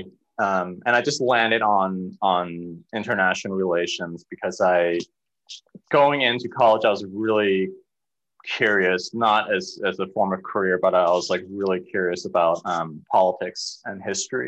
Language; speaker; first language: English; early bilingual, other home language; Cantonese